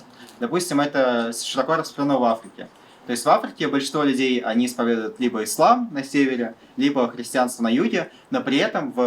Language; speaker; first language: Russian; native; Russian